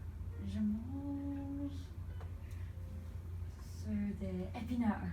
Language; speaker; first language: French; non-native, learner; English